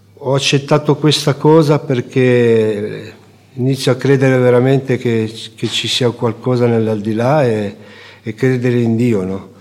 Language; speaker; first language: Italian; native; Italian